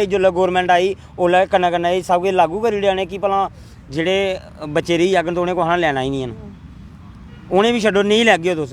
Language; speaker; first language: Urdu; non-native, local second language; Dogri